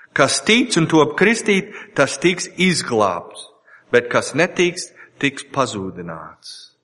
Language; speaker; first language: Latvian; non-native, learner; English